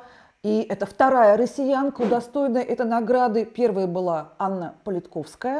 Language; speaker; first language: Russian; native; Russian